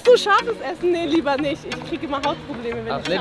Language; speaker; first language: German; native; German